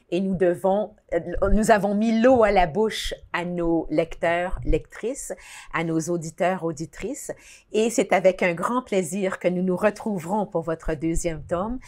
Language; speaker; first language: French; native; French